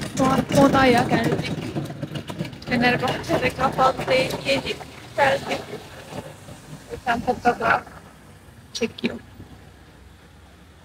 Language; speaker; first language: Turkish; non-native, learner; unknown